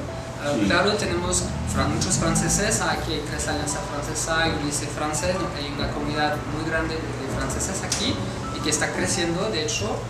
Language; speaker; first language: Spanish; non-native, fluent; French